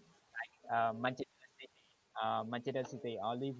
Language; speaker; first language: English; non-native, learner; Vietnamese